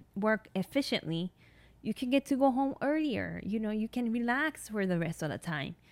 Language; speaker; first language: English; non-native, fluent; Japanese